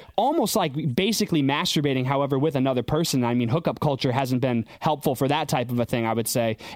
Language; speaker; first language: English; native; English